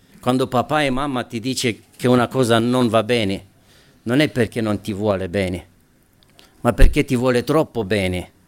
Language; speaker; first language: Italian; non-native, fluent; Romanian